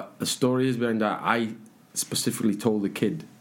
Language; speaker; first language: English; native; English